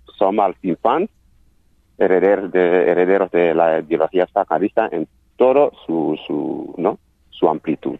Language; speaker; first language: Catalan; non-native, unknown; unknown